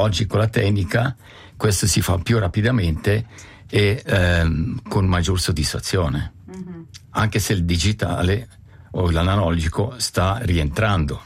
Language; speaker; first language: Italian; native; Italian